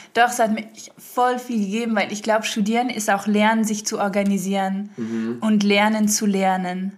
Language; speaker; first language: German; early bilingual, heritage; German